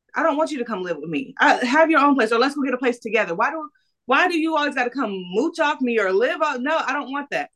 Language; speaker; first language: English; native; English